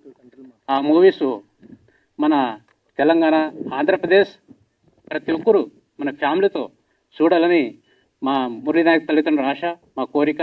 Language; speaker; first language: Telugu; non-native, local second language; Lambadi